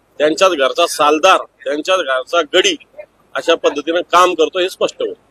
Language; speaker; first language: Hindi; non-native, local second language; Marathi